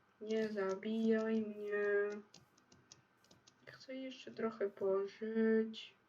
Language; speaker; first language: Polish; native; Polish